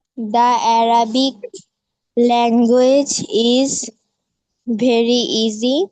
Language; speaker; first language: English; non-native, learner; Bangla